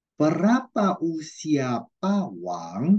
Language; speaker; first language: Indonesian; non-native, fluent; Chinese